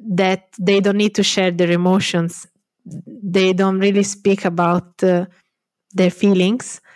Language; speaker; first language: English; non-native, fluent; Italian